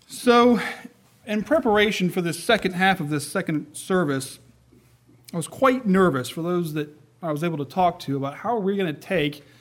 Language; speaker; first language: English; native; English